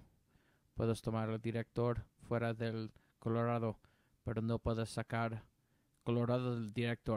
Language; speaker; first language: Spanish; non-native, learner; English